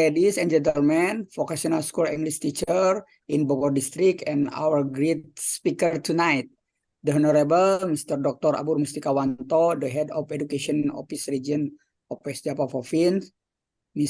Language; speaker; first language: English; non-native, fluent; Indonesian